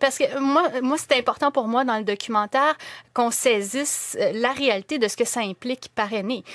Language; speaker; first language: French; native; French